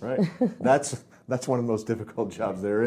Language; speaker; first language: English; native; English